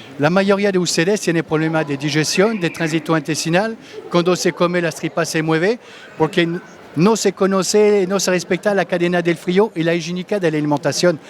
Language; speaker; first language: Spanish; non-native, fluent; French